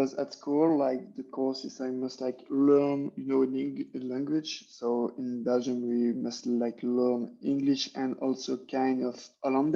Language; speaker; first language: English; non-native, learner; French